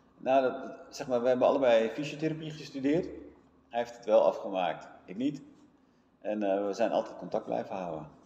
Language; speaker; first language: Dutch; native; Dutch